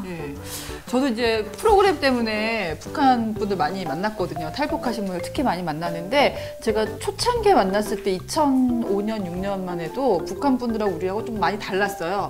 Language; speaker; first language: Korean; native; Korean